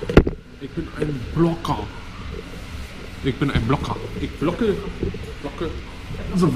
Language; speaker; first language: German; native; German